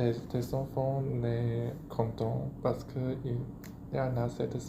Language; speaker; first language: French; non-native, learner; Chinese